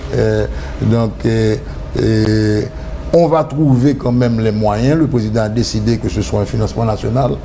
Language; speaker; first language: French; non-native, local second language; Haitian Creole